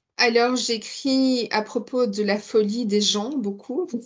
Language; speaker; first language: French; non-native, learner; English